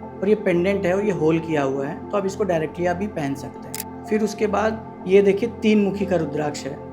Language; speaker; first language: Hindi; non-native, local second language; Tamil